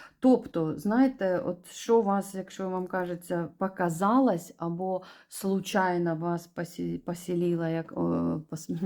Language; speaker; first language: Ukrainian; non-native, local second language; Russian